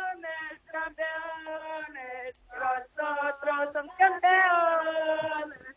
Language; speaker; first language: Spanish; non-native, learner; Portuguese